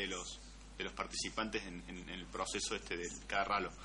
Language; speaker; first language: Spanish; native; Spanish